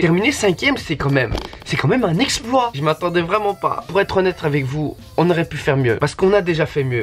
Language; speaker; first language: French; native; French